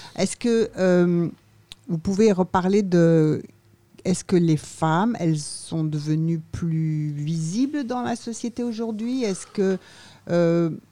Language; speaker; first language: French; native; French